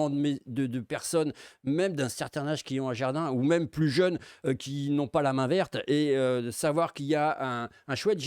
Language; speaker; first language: French; native; French